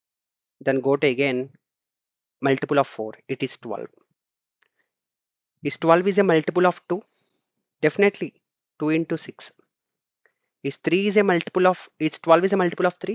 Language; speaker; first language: English; non-native, local second language; Telugu